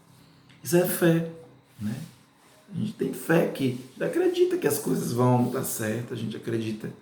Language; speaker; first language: Portuguese; native; Portuguese